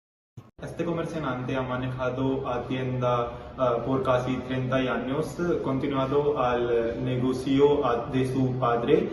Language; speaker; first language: Spanish; non-native, learner; Hindi